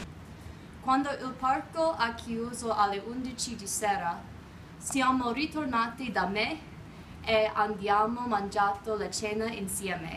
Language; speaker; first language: Italian; non-native, learner; English